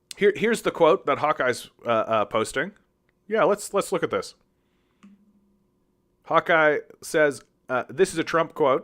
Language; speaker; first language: English; native; English